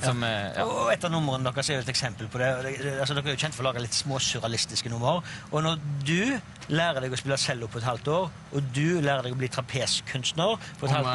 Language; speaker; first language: Norwegian; native; Norwegian